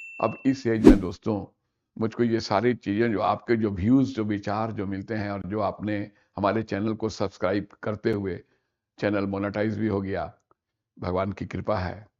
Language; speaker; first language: Hindi; native; Hindi